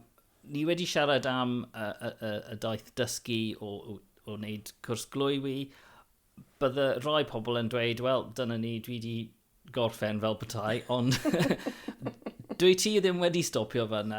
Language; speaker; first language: Welsh; non-native, local second language; English